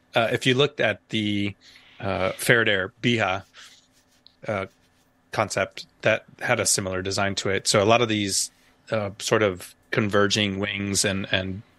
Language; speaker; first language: English; native; English